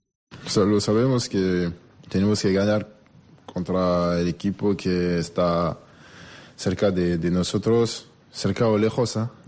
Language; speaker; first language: Spanish; non-native, learner; French